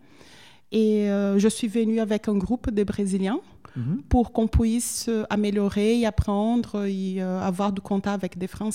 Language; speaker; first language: French; non-native, fluent; Portuguese